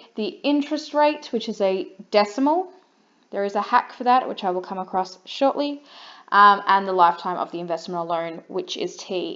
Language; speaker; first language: English; native; English